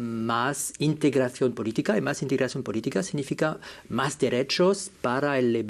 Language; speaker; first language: Spanish; non-native, fluent; French